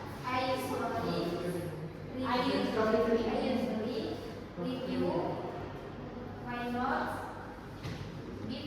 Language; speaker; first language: English; non-native, learner; Indonesian